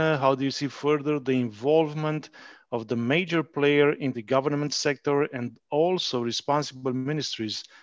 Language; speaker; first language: English; non-native, fluent; Romanian